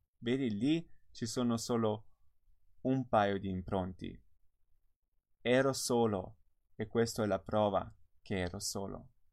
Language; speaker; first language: Italian; non-native, fluent; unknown